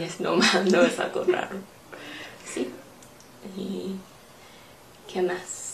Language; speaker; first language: Spanish; non-native, learner; English